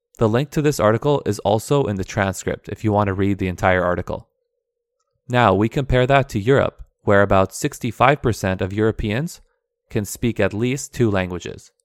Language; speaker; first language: English; early bilingual, other home language; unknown